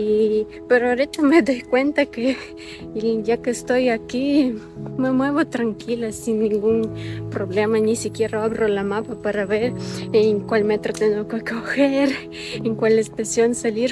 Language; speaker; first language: Spanish; non-native, fluent; Ukrainian